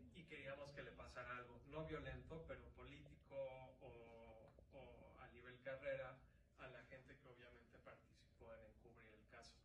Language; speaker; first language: Spanish; native; Spanish